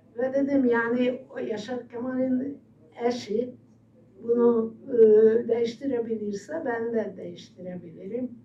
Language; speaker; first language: Turkish; non-native, fluent; Hungarian